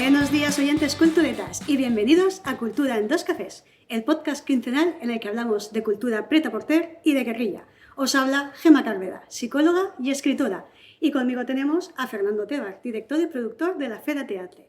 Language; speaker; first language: Spanish; native; Spanish